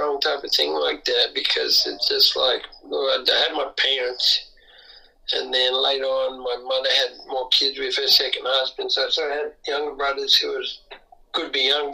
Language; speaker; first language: English; native; English